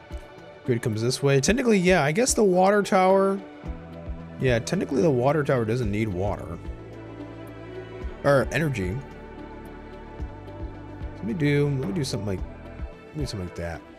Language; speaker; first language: English; native; English